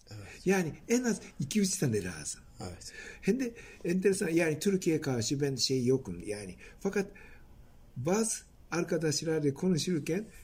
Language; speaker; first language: Turkish; non-native, fluent; Japanese